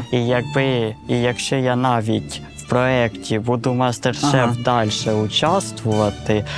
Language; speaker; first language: Ukrainian; native; Ukrainian